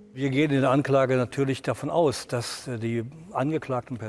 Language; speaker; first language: German; native; German